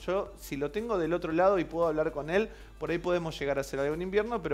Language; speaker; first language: Spanish; native; Spanish